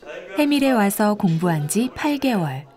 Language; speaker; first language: Korean; native; Korean